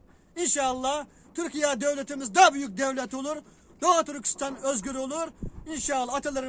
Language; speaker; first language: Turkish; non-native, learner; Uyghur